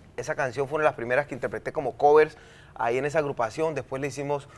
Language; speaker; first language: Spanish; native; Spanish